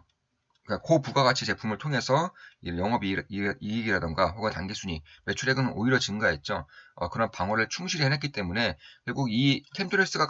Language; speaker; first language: Korean; native; Korean